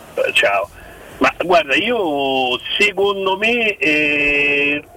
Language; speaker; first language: Italian; native; Italian